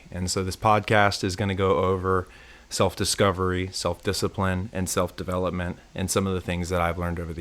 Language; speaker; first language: English; native; English